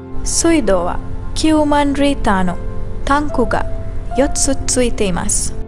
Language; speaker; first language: Japanese; non-native, learner; Sinhala